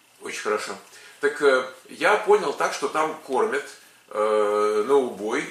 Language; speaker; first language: Russian; native; Russian